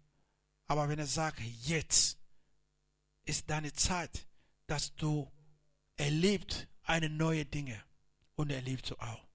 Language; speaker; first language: German; non-native, learner; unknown